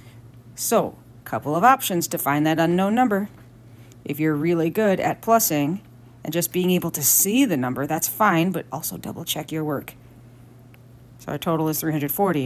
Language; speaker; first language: English; native; English